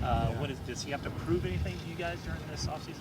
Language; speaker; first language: English; native; English